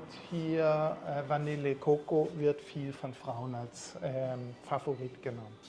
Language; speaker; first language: German; native; German